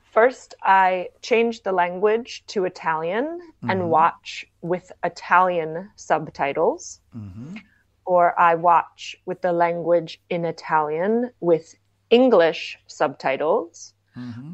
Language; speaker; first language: English; native; English